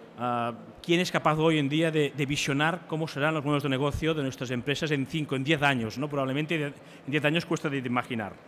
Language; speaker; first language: Spanish; non-native, local second language; Catalan